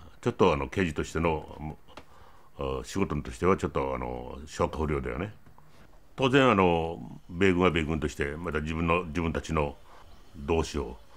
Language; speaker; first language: Japanese; native; Japanese